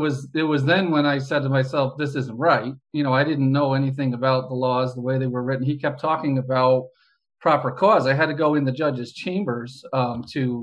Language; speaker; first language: English; native; English